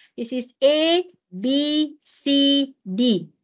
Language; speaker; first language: English; non-native, local second language; Malay